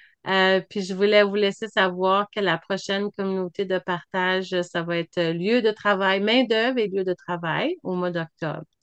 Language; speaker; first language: French; native; French